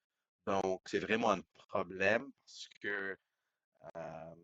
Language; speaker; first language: French; non-native, local second language; English